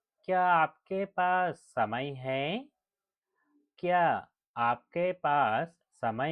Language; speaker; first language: Hindi; non-native, local second language; Telugu